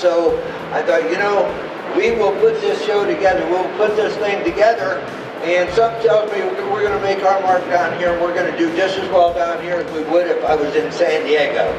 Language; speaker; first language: English; native; English